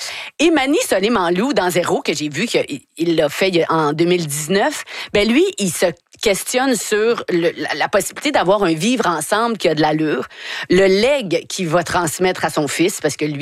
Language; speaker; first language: French; native; French